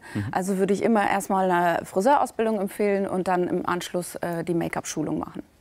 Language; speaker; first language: German; native; German